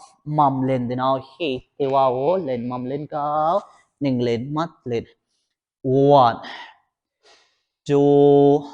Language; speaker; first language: Vietnamese; non-native, learner; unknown